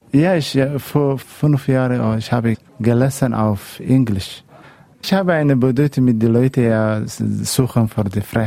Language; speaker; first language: German; non-native, learner; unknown